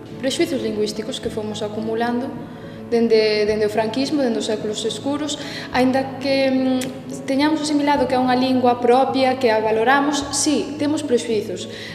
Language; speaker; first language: Galician; native; Galician